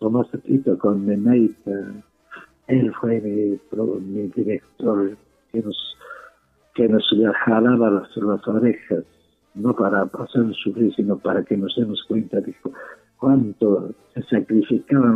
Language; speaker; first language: Spanish; non-native, local second language; Quechua